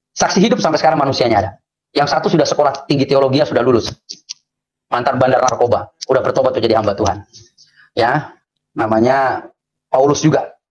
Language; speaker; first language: Indonesian; native; Indonesian